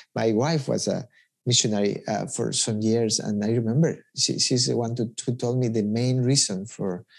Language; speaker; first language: English; non-native, fluent; Spanish